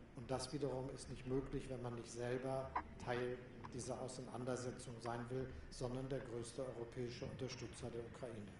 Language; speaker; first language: German; native; German